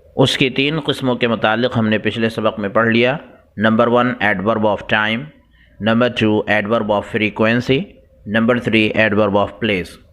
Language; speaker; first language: Urdu; native; Urdu